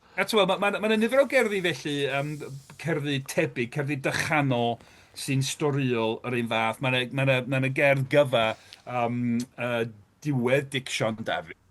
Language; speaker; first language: Welsh; native; Welsh